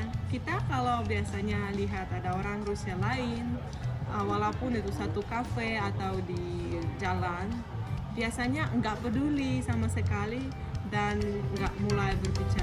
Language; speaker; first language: Indonesian; non-native, fluent; Russian